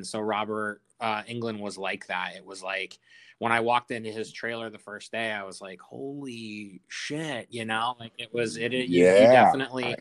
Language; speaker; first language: English; native; English